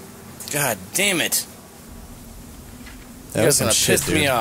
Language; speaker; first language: English; native; English